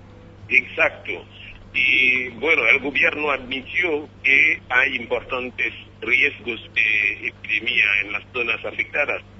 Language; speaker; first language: Spanish; non-native, fluent; Haitian Creole